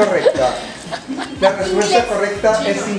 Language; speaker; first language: Spanish; native; Spanish